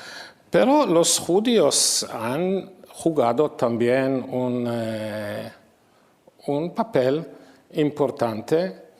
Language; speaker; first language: Spanish; non-native, fluent; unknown